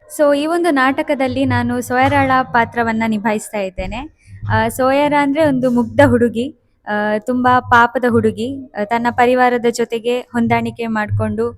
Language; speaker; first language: Kannada; native; Kannada